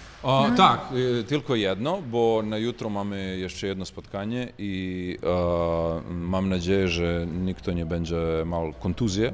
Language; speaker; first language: Polish; non-native, learner; Serbian